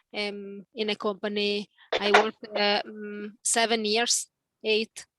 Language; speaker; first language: English; non-native, learner; Italian